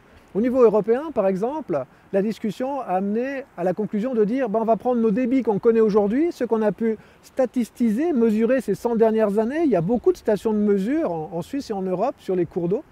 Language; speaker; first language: French; native; French